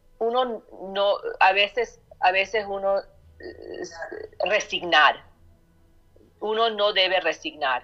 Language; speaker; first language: Spanish; early bilingual, heritage; Spanish